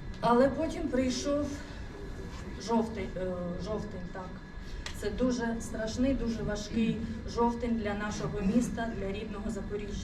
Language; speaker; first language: Ukrainian; non-native, local second language; Russian